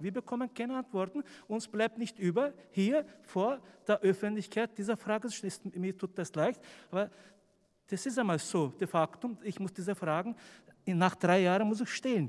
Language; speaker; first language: German; non-native, fluent; Turkish